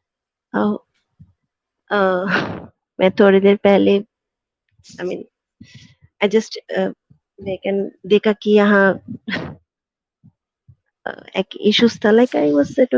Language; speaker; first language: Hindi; non-native, fluent; Bangla